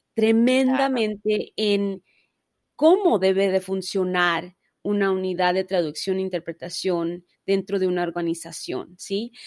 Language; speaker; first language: Spanish; early bilingual, heritage; Spanish